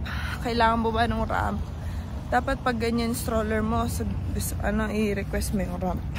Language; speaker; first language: Filipino; native; Filipino